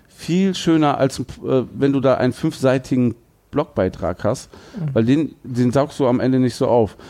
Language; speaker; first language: German; native; German